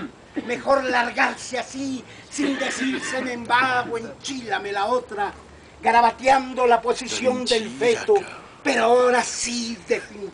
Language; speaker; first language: Spanish; native; Spanish